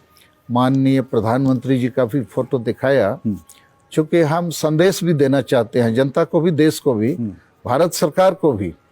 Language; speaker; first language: Hindi; non-native, local second language; Santali